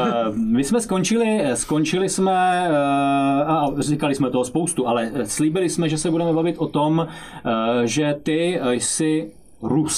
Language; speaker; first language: Czech; native; Czech